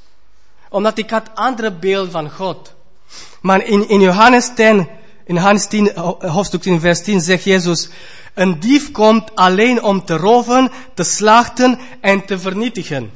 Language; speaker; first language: Dutch; non-native, fluent; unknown